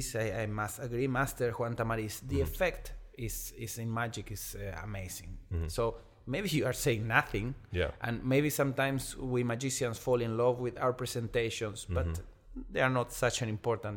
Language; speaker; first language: English; non-native, learner; Spanish